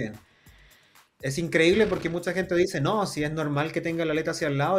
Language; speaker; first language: Spanish; native; Spanish